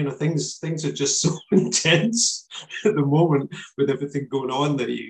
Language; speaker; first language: English; native; English